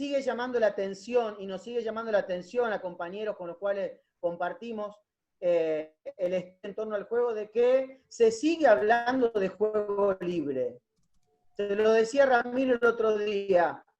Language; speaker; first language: Spanish; native; Spanish